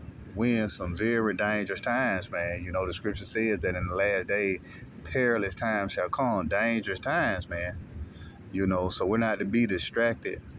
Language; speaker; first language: English; native; English